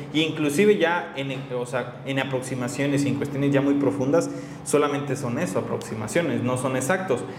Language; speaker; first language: Spanish; native; Spanish